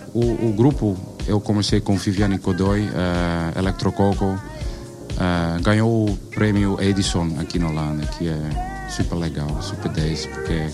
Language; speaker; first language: Portuguese; non-native, learner; Dutch